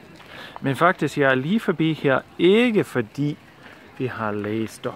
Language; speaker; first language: Danish; non-native, fluent; English